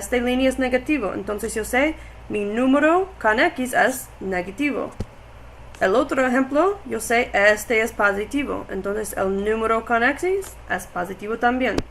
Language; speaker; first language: Spanish; non-native, learner; English